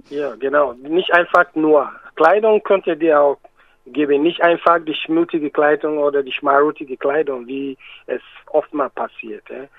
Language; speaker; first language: German; non-native, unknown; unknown